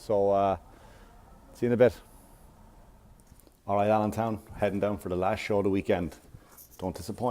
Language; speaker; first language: English; native; English